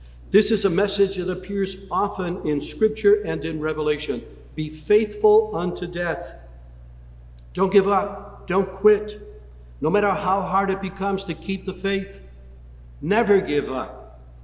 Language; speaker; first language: English; native; English